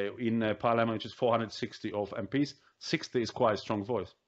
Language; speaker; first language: English; non-native, fluent; Polish